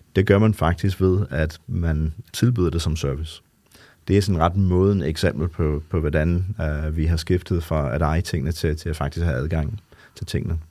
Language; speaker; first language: Danish; non-native, fluent; English